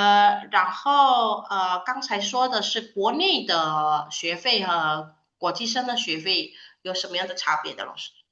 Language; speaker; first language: Chinese; non-native, fluent; Indonesian